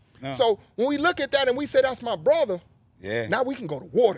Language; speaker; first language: English; native; English